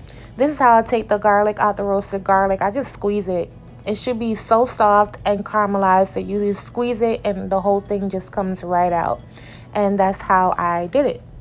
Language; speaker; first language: English; native; English